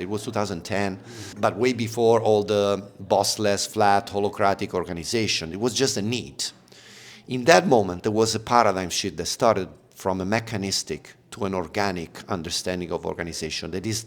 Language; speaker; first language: English; non-native, fluent; Italian